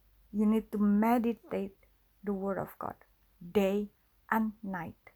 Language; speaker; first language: English; non-native, fluent; Indonesian